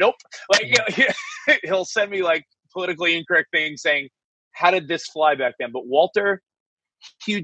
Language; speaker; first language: English; native; English